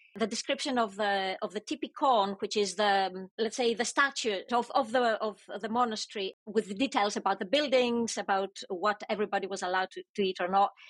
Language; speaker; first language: English; non-native, fluent; Greek